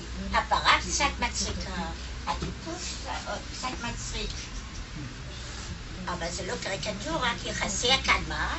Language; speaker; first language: Hebrew; non-native, fluent; German